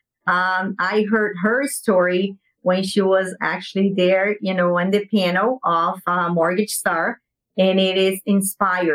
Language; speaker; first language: English; non-native, fluent; Portuguese